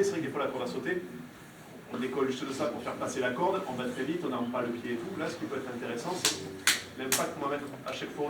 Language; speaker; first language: French; native; French